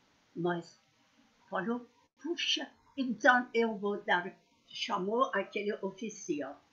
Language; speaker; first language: Portuguese; non-native, learner; Persian